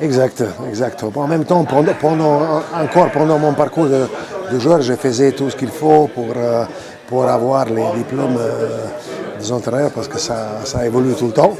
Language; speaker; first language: French; non-native, fluent; Croatian